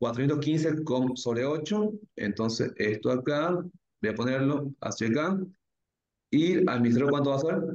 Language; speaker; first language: Spanish; native; Spanish